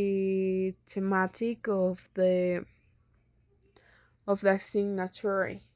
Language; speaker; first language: English; non-native, learner; Spanish